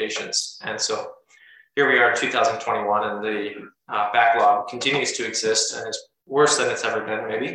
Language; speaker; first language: English; native; English